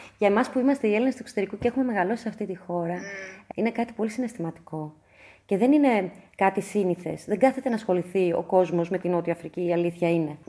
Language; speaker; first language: Greek; early bilingual, heritage; Greek